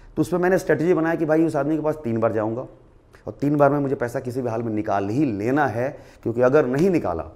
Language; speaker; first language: Hindi; non-native, local second language; Bhojpuri